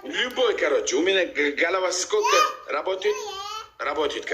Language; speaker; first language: Russian; non-native, learner; Uzbek